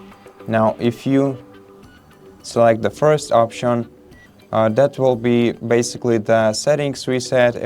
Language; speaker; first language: English; non-native, fluent; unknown